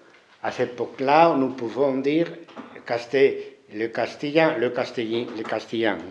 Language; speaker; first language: French; non-native, fluent; Spanish